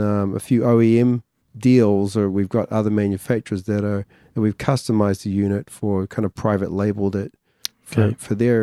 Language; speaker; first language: English; native; English